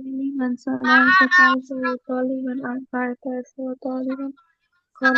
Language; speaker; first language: Arabic; non-native, learner; Bangla